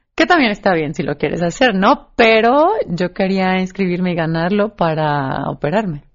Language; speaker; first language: Spanish; native; Spanish